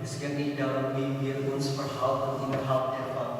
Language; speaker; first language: German; non-native, learner; Indonesian